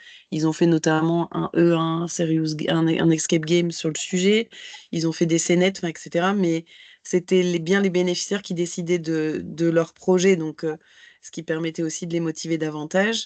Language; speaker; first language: French; native; French